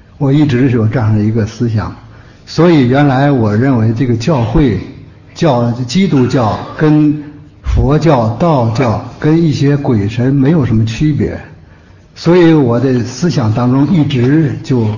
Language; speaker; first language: Chinese; native; Chinese